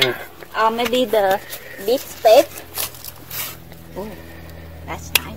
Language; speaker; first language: English; non-native, learner; Vietnamese